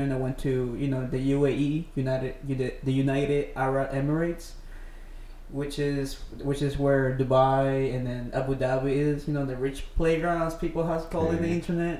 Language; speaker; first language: English; non-native, fluent; Spanish